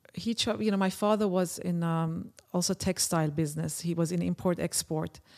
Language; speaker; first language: English; early bilingual, other home language; Persian